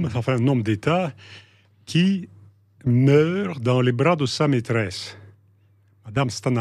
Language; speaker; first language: French; non-native, fluent; Russian